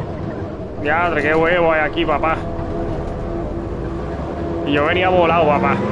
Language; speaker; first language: Spanish; early bilingual, heritage; Spanish